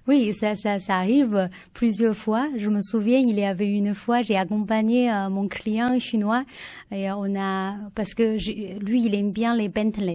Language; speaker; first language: French; non-native, learner; Chinese